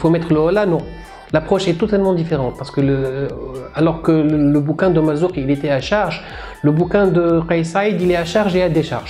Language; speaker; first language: French; non-native, local second language; Arabic